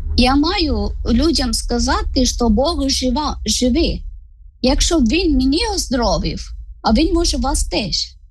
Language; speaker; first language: Ukrainian; non-native, fluent; Malayalam